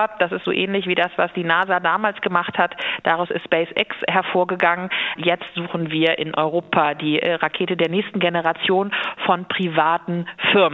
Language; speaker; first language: German; native; German